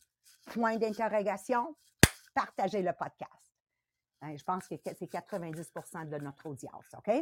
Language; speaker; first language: French; native; French